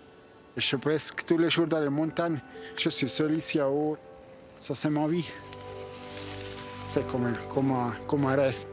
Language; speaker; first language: French; non-native, local second language; German